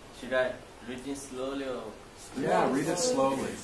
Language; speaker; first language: English; non-native, learner; Chinese